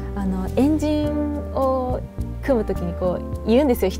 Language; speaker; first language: Japanese; native; Japanese